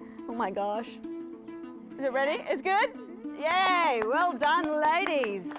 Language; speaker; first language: English; native; English